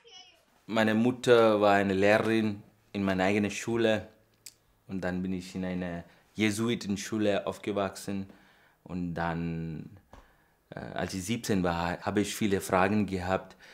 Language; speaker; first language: German; non-native, fluent; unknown